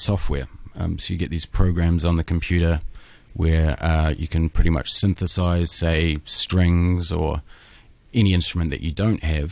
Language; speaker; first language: English; native; English